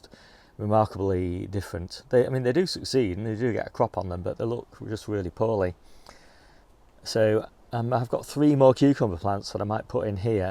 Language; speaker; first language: English; native; English